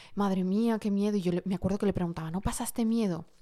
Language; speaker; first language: Spanish; early bilingual, heritage; Arabic